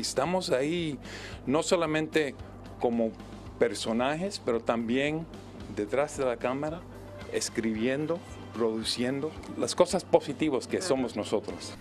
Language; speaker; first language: Spanish; early bilingual, heritage; Portuguese